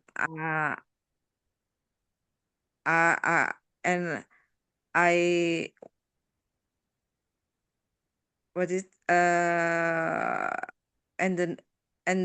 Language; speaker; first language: English; non-native, learner; Indonesian